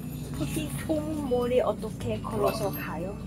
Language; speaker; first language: Korean; non-native, learner; Cantonese